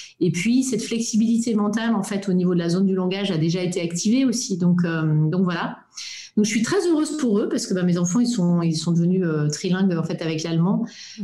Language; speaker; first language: French; native; French